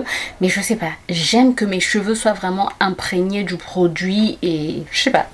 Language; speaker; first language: French; native; French